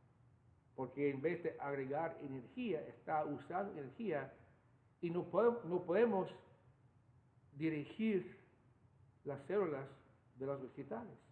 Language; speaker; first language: Spanish; non-native, fluent; English